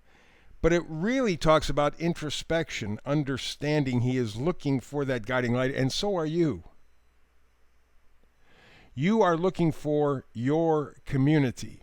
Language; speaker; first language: English; native; English